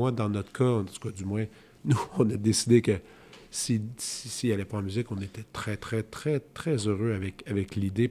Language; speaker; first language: French; native; French